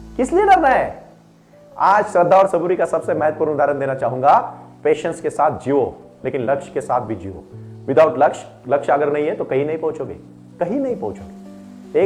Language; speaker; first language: Hindi; non-native, local second language; Marathi